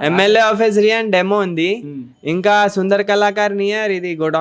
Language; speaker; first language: Telugu; non-native, local second language; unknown